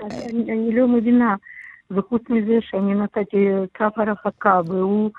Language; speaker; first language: Hebrew; non-native, learner; Russian